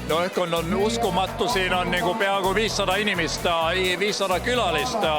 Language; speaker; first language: Estonian; non-native, fluent; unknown